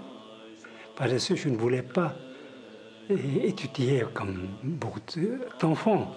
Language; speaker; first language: French; non-native, fluent; Tibetan